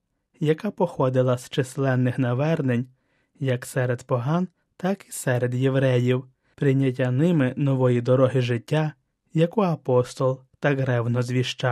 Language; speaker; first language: Ukrainian; native; Ukrainian